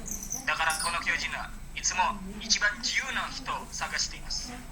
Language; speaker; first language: Japanese; non-native, learner; Indonesian